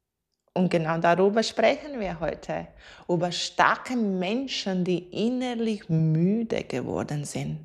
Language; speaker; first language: German; non-native, fluent; Latvian